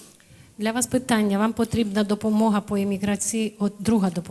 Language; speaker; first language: Ukrainian; native; Ukrainian